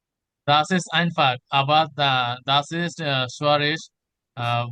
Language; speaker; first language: German; non-native, learner; Bangla